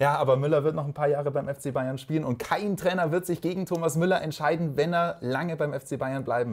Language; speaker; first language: German; native; German